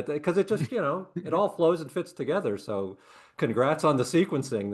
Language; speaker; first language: English; native; English